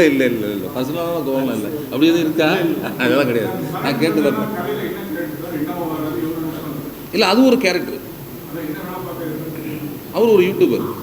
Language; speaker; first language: Tamil; native; Tamil